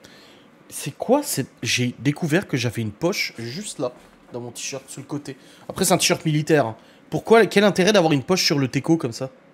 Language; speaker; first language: French; native; French